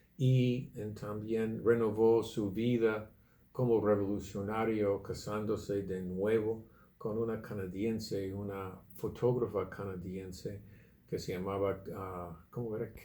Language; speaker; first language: Spanish; non-native, fluent; English